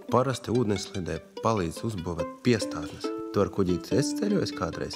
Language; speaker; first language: Latvian; non-native, local second language; Russian